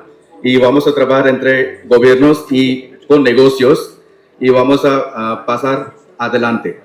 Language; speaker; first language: Spanish; non-native, learner; Tamil